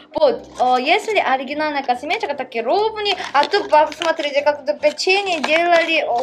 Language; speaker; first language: Russian; non-native, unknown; Korean